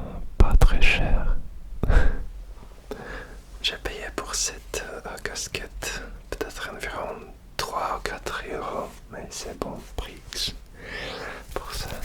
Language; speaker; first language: French; non-native, learner; Russian